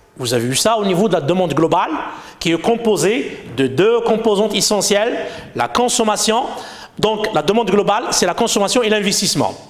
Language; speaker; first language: French; non-native, local second language; Arabic